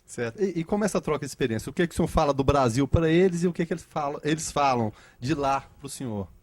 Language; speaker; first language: Portuguese; native; Portuguese